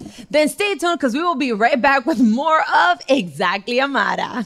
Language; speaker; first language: English; early bilingual, other home language; Spanish